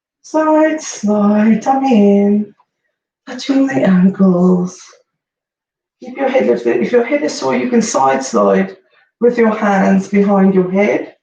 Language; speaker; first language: English; native; English